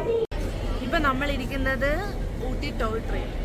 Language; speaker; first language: Malayalam; native; Malayalam